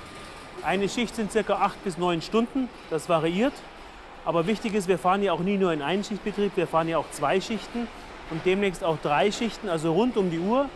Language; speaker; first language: German; native; German